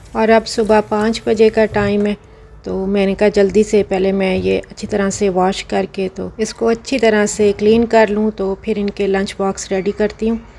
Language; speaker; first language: Urdu; non-native, local second language; Punjabi